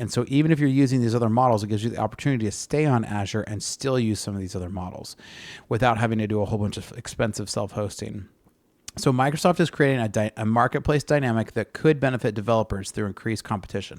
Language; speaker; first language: English; native; English